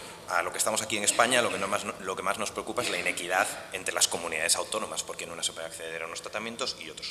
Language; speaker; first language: Spanish; native; Spanish